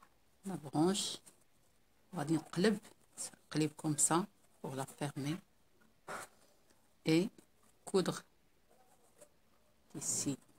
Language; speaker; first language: French; non-native, local second language; Arabic